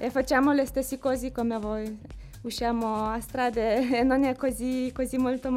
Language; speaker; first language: Italian; non-native, learner; Lithuanian